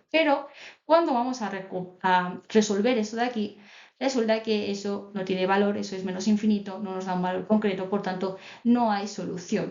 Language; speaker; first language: Spanish; native; Spanish